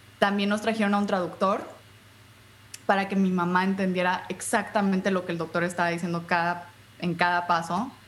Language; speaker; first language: Spanish; native; Spanish